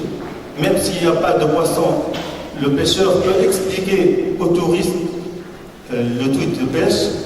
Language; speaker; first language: French; non-native, local second language; Arabic